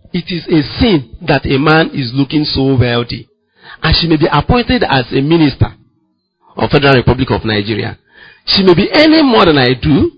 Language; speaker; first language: English; non-native, local second language; Igbo